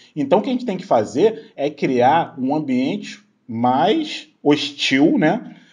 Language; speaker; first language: Portuguese; native; Portuguese